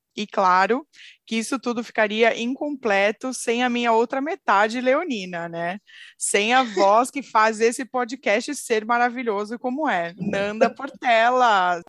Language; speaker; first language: Portuguese; native; Portuguese